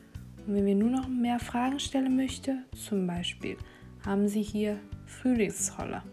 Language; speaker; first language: German; non-native, fluent; Chinese